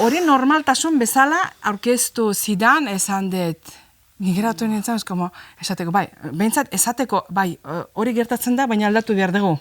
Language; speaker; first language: Basque; non-native, fluent; Azerbaijani